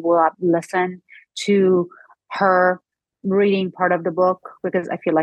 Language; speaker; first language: English; non-native, fluent; Persian